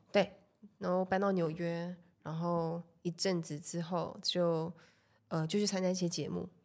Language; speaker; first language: Chinese; native; Chinese